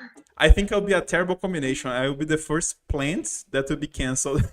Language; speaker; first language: English; non-native, fluent; Portuguese